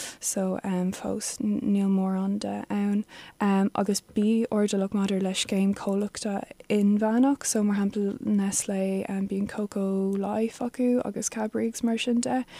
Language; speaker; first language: Irish; non-native, local second language; English